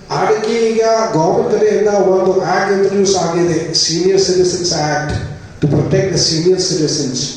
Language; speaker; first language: Kannada; non-native, learner; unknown